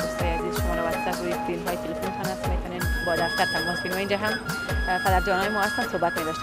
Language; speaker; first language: Persian; native; Persian